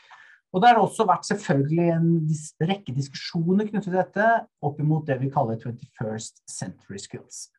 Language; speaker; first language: Norwegian; native; Norwegian